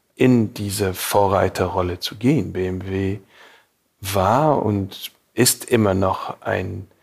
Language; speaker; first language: German; non-native, fluent; English